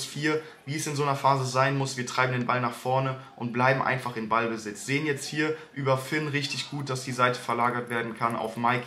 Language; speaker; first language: German; native; German